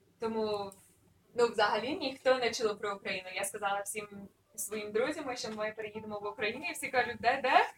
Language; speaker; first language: Ukrainian; early bilingual, other home language; English